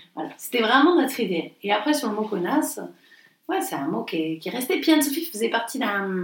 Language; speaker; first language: French; native; French